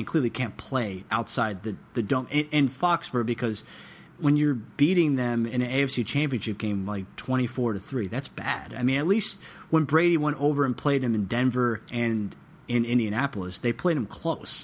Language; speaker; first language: English; native; English